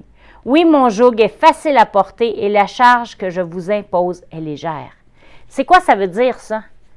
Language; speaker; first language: French; native; French